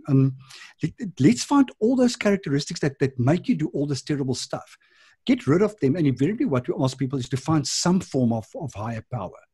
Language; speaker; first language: English; non-native, local second language; Afrikaans